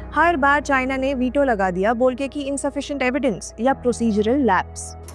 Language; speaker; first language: Hindi; native; Hindi